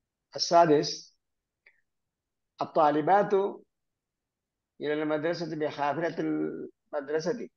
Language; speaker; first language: Arabic; non-native, fluent; Malayalam